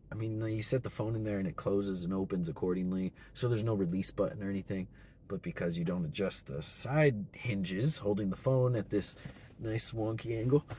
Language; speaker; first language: English; native; English